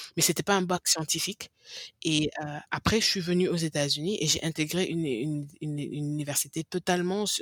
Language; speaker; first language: French; non-native, local second language; English